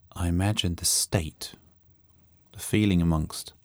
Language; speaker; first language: English; native; English